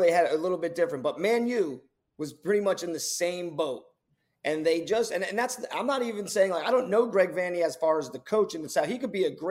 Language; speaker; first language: English; native; English